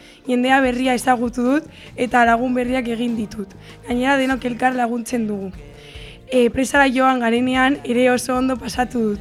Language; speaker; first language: Basque; non-native, local second language; Spanish